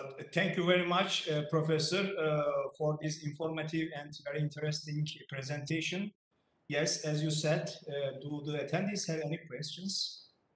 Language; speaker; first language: English; non-native, fluent; Turkish